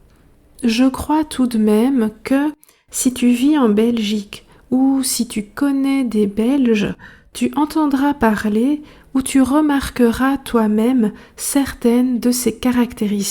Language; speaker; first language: French; native; French